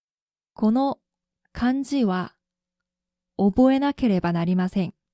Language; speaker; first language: Japanese; non-native, fluent; Korean